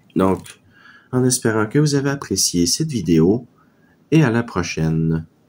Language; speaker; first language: French; native; French